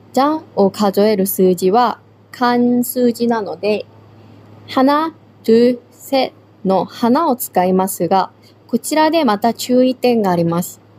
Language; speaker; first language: Japanese; non-native, fluent; Korean